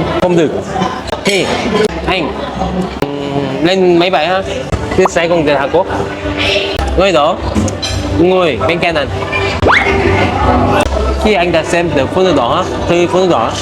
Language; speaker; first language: Vietnamese; non-native, learner; Korean